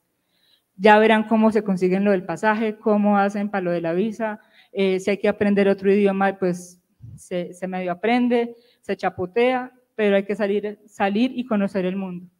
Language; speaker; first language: Spanish; native; Spanish